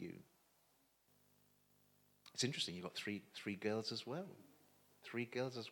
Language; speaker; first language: English; native; English